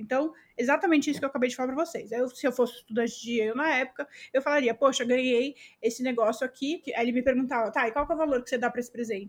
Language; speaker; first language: Portuguese; native; Portuguese